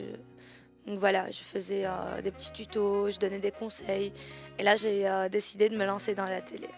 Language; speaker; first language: French; native; French